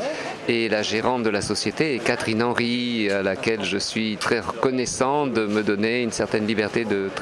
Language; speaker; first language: French; native; French